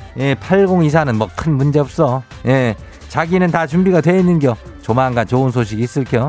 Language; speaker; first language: Korean; native; Korean